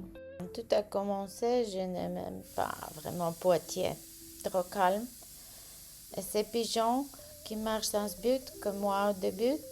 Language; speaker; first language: French; non-native, learner; Bulgarian